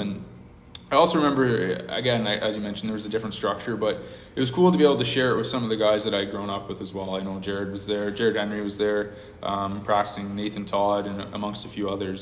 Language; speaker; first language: English; native; English